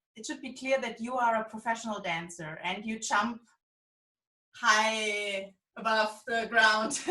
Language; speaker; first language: English; non-native, fluent; German